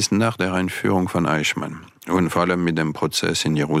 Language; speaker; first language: German; non-native, fluent; French